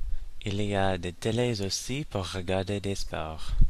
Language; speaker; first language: French; non-native, learner; English